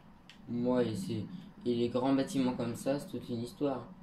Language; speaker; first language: French; native; French